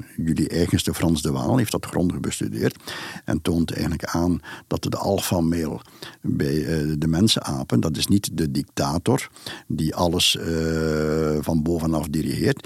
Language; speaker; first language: Dutch; native; Dutch